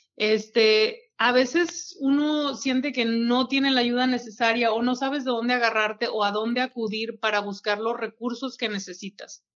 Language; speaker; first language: Spanish; native; Spanish